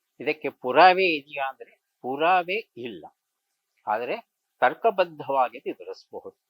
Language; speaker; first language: Kannada; native; Kannada